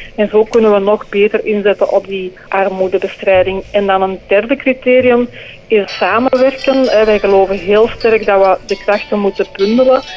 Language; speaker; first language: Dutch; native; Dutch